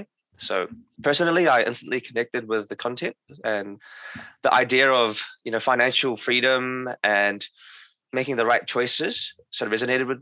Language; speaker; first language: English; native; English